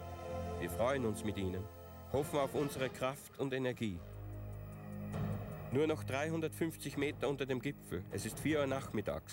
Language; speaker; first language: German; native; German